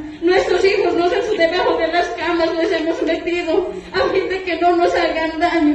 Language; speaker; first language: Spanish; native; Spanish